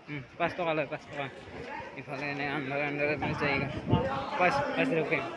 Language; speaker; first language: Hindi; non-native, local second language; Assamese